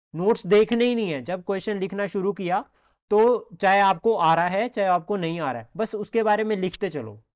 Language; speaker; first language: Hindi; native; Hindi